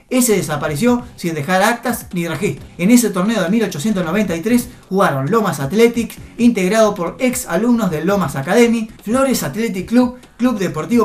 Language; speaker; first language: Spanish; native; Spanish